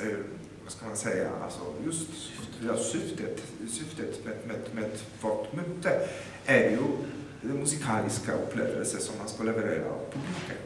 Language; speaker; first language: Swedish; non-native, fluent; Polish